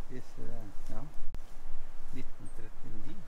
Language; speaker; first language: English; non-native, learner; Norwegian